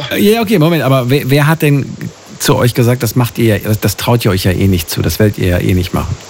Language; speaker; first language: German; native; German